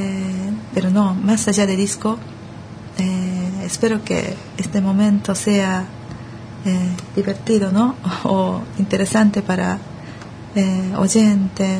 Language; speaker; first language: Spanish; non-native, learner; Japanese